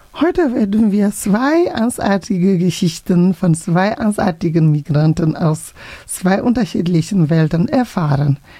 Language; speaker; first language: German; non-native, fluent; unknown